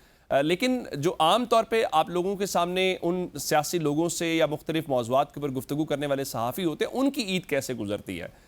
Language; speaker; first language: Urdu; native; Urdu